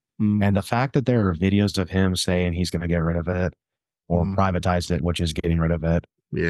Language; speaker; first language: English; native; English